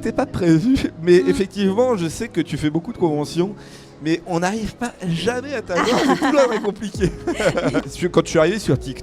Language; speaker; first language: French; native; French